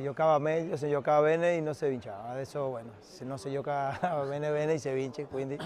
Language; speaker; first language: Italian; non-native, fluent; Spanish